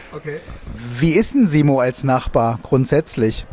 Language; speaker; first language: German; native; German